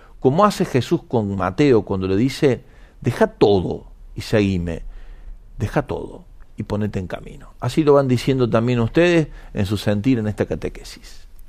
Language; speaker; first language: Spanish; native; Spanish